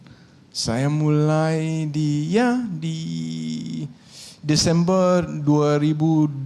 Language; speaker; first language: Indonesian; non-native, learner; Danish